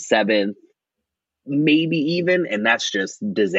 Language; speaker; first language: English; native; English